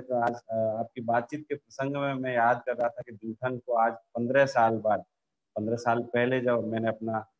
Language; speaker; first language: Hindi; native; Hindi